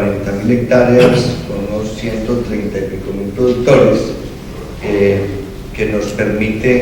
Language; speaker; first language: Spanish; native; Spanish